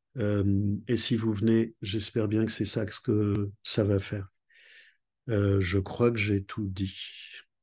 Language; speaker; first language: French; native; French